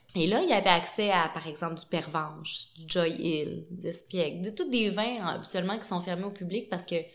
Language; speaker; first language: French; native; French